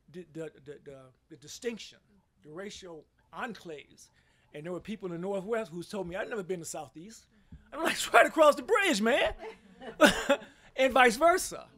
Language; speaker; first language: English; native; English